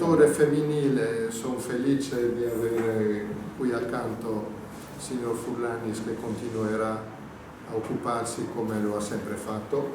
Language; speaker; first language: Italian; native; Italian